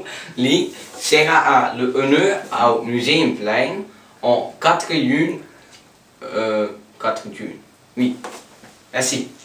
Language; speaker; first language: French; non-native, learner; English